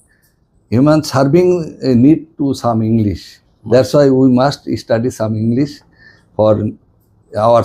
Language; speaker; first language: English; non-native, learner; Bangla